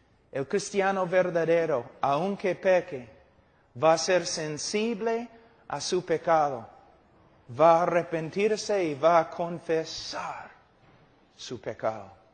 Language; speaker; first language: Spanish; non-native, fluent; English